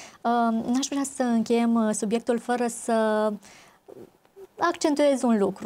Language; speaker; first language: Romanian; native; Romanian